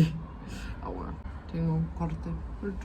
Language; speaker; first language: Spanish; non-native, fluent; German